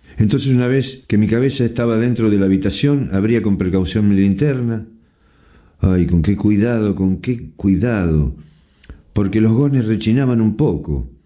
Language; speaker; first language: Spanish; native; Spanish